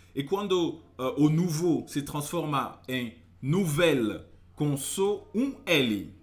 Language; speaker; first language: Portuguese; non-native, fluent; French